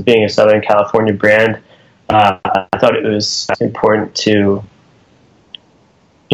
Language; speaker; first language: English; native; English